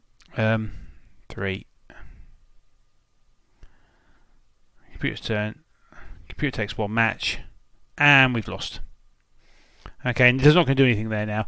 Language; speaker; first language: English; native; English